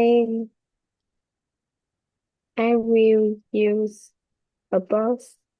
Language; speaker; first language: English; non-native, learner; Vietnamese